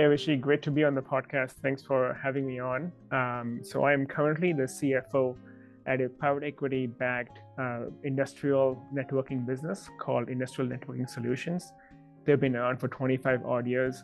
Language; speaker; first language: English; non-native, local second language; Hindi